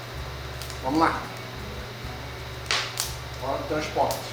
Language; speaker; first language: Portuguese; native; Portuguese